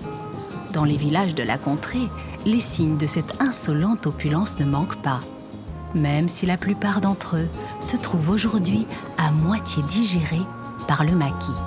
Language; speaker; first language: French; native; French